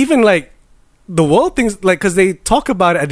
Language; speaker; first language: English; native; English